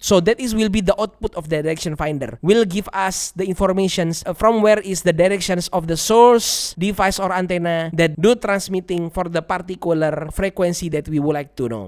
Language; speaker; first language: English; non-native, learner; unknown